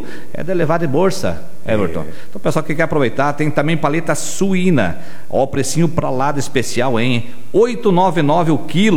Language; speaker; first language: Portuguese; native; Portuguese